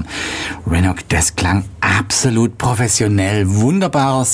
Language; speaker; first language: German; native; German